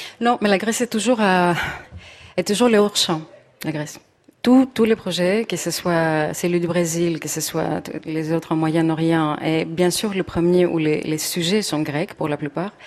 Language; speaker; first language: French; non-native, fluent; Greek